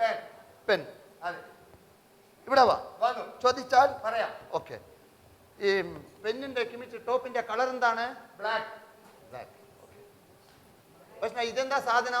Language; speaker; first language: Malayalam; non-native, local second language; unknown